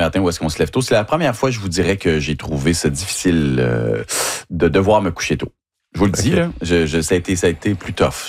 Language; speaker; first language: French; native; French